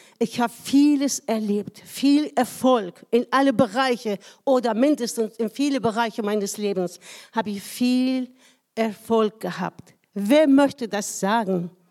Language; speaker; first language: German; non-native, fluent; Persian